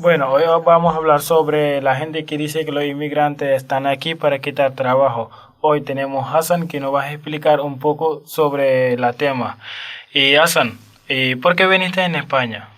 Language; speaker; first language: Spanish; non-native, learner; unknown